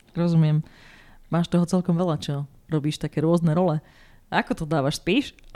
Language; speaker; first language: Slovak; native; Slovak